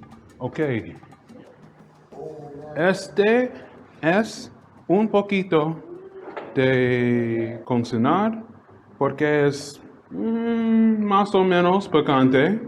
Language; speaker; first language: Spanish; non-native, learner; English